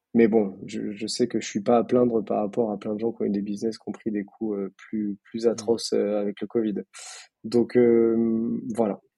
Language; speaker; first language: French; native; French